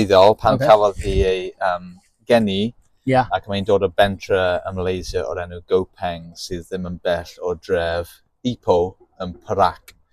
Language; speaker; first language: Welsh; non-native, local second language; English